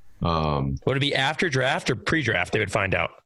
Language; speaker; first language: English; native; English